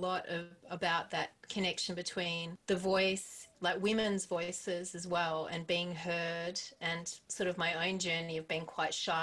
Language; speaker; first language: English; native; English